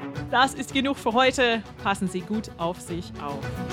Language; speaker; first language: German; non-native, fluent; English